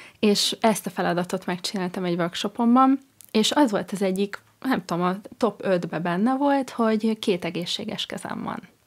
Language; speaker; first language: Hungarian; non-native, fluent; English